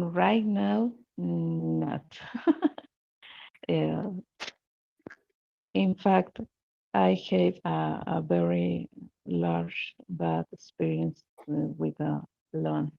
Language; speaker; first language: English; non-native, learner; Spanish